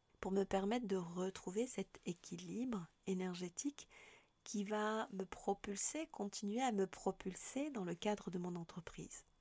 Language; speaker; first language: French; native; French